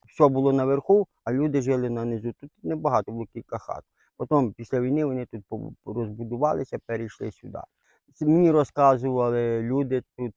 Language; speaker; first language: Ukrainian; native; Ukrainian